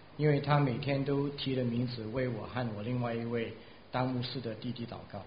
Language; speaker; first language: Chinese; non-native, local second language; Cantonese